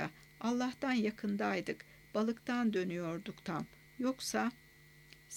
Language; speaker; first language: Turkish; native; Turkish